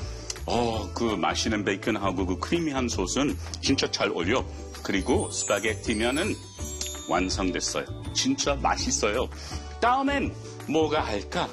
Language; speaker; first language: Korean; non-native, learner; English